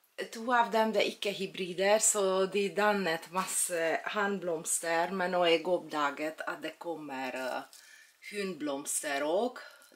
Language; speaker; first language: Swedish; non-native, learner; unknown